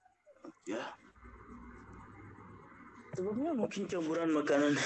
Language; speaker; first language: Indonesian; non-native, fluent; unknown